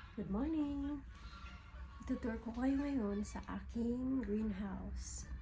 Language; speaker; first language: Filipino; native; Filipino